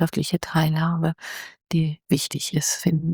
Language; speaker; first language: German; native; German